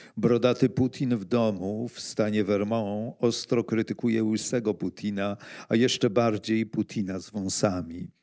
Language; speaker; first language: Polish; native; Polish